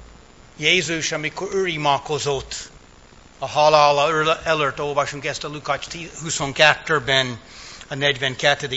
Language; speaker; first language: Hungarian; early bilingual, heritage; English